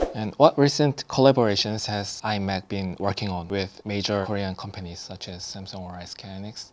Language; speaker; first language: English; non-native, fluent; Korean